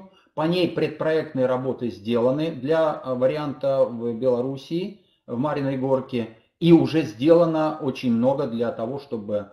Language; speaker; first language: Russian; native; Russian